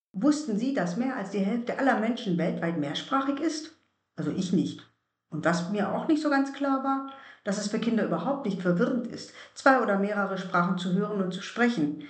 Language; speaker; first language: German; native; German